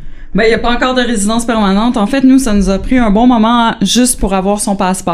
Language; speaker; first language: French; native; French